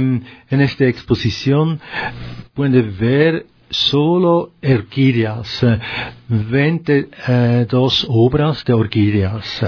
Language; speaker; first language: Spanish; non-native, learner; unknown